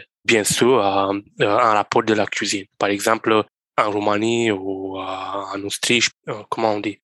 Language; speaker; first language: French; non-native, learner; Romanian